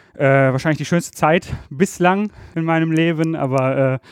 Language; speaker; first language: German; native; German